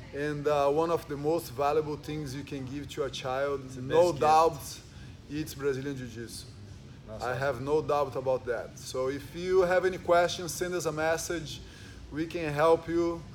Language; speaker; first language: English; early bilingual, other home language; Spanish